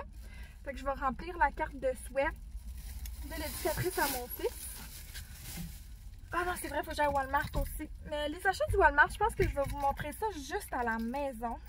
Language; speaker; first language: French; native; French